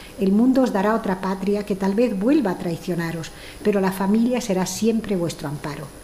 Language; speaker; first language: Spanish; early bilingual, other home language; French